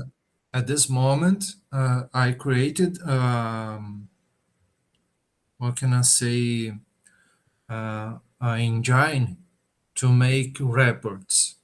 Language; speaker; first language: English; non-native, learner; Portuguese